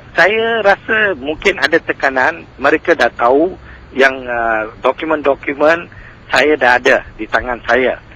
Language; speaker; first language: Malay; non-native, local second language; Tamil